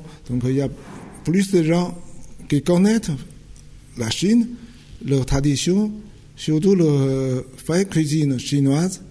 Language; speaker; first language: French; non-native, fluent; Chinese